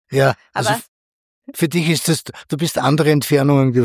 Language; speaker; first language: German; native; German